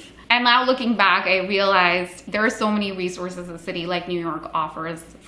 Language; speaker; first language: English; non-native, local second language; Hindi